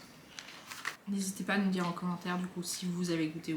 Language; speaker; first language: French; native; French